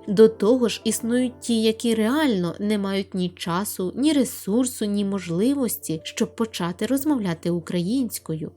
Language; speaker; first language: Ukrainian; non-native, local second language; Russian